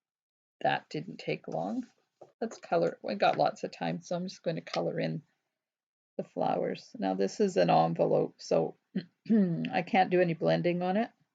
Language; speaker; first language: English; native; English